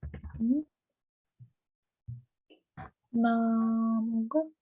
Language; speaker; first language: Korean; non-native, learner; Russian